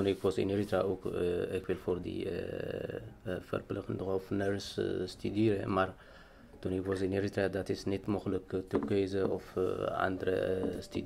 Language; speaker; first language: Dutch; non-native, learner; Tigrinya